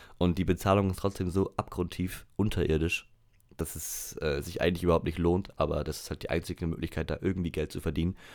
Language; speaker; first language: German; native; German